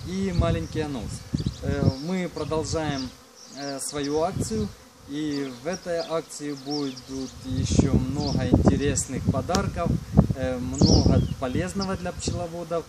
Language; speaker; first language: Russian; non-native, local second language; Ukrainian